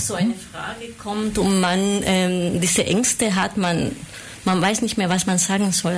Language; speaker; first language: German; non-native, fluent; Spanish